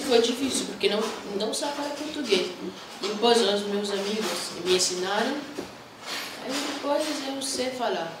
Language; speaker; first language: Portuguese; early bilingual, other home language; Arabic